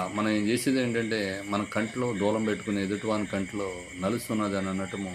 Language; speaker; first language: Telugu; native; Telugu